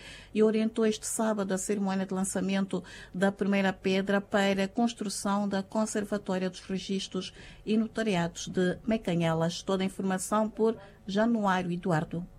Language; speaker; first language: Portuguese; native; Portuguese